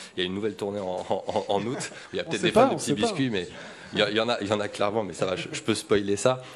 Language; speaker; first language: French; native; French